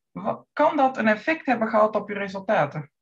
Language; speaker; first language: Dutch; native; Dutch